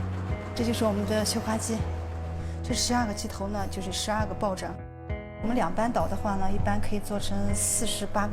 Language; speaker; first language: Chinese; native; Chinese